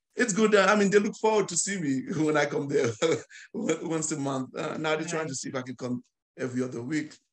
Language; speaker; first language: English; non-native, fluent; Haitian Creole